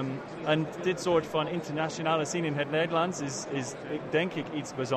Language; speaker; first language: Dutch; non-native, fluent; English